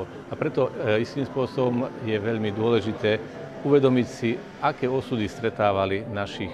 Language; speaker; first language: Slovak; native; Slovak